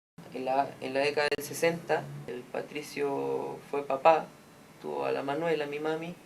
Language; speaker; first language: Spanish; native; Spanish